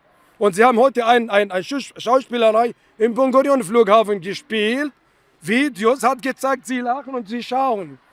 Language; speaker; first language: German; non-native, fluent; Arabic